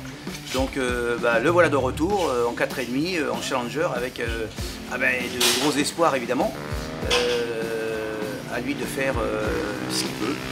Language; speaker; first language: French; native; French